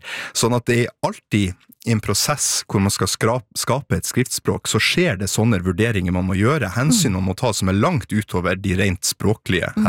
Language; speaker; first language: Norwegian; native; Norwegian